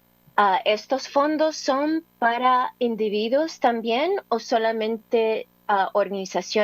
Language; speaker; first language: Spanish; early bilingual, heritage; English